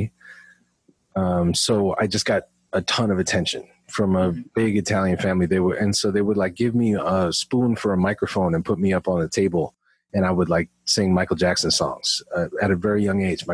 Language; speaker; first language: English; native; English